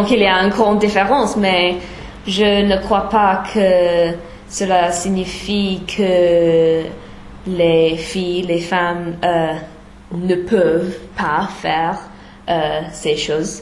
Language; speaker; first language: French; non-native, fluent; English